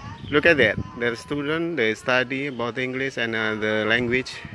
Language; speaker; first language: English; non-native, learner; Indonesian